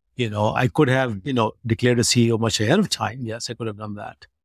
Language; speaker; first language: English; non-native, local second language; Hindi